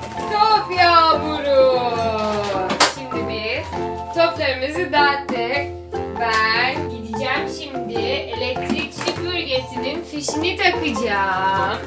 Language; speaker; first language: Turkish; native; Turkish